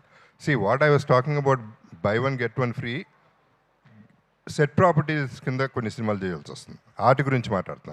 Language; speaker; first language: Telugu; native; Telugu